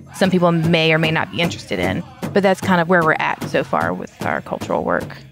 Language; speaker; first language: English; native; English